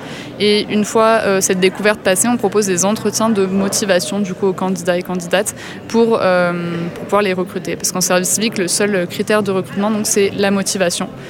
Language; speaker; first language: French; native; French